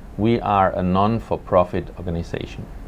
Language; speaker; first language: English; non-native, fluent; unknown